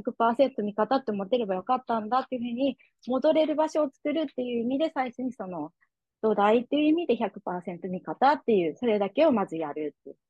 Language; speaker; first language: Japanese; native; Japanese